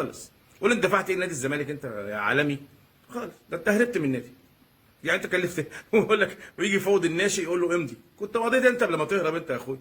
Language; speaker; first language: Arabic; native; Arabic